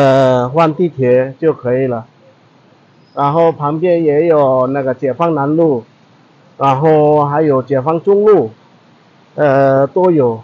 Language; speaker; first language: Chinese; non-native, fluent; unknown